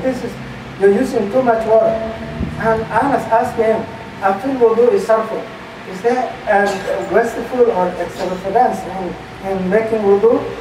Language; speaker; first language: English; non-native, fluent; Somali